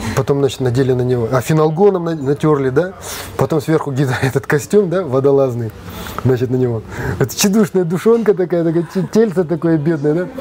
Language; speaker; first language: Russian; non-native, local second language; Kazakh